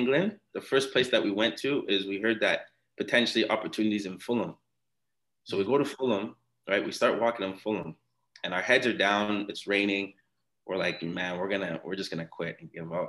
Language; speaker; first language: English; non-native, fluent; Akan